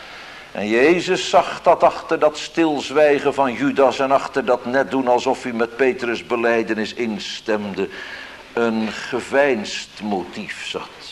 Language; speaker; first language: Dutch; native; Dutch